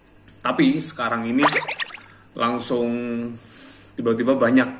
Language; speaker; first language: Indonesian; non-native, local second language; Javanese